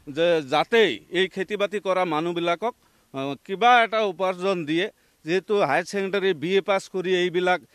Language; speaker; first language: Assamese; non-native, local second language; Bangla